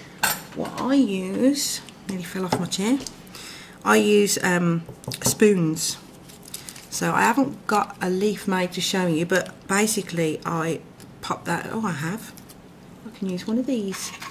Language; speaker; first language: English; native; English